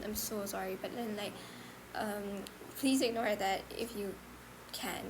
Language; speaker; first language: English; non-native, local second language; Malay